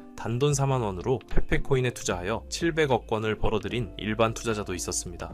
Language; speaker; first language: Korean; native; Korean